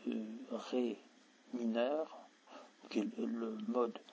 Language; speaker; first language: French; native; French